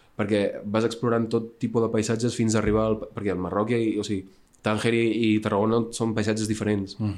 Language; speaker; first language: Catalan; early bilingual, other home language; Arabic